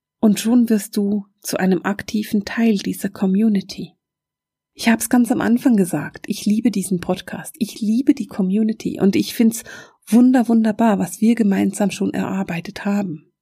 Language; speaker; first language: German; native; German